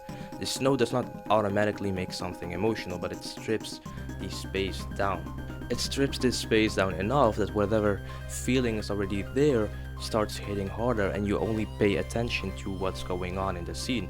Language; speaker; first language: English; non-native, fluent; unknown